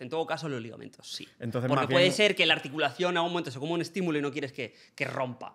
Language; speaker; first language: Spanish; native; Spanish